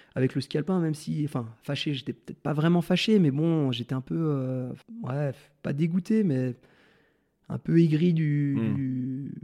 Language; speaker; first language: French; native; French